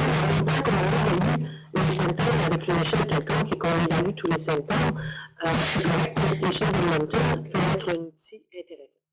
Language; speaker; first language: French; native; French